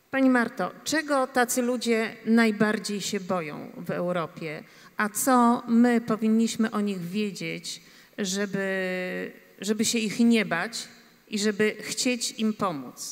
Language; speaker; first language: Polish; native; Polish